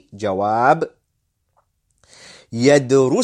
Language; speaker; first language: Arabic; non-native, fluent; English